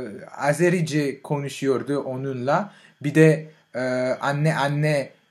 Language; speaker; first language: Turkish; non-native, fluent; French